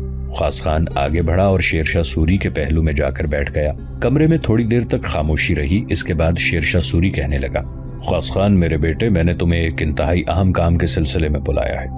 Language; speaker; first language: Urdu; native; Urdu